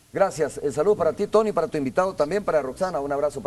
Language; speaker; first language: Spanish; native; Spanish